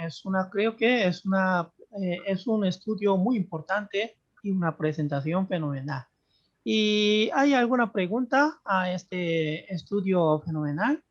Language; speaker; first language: Spanish; non-native, fluent; Korean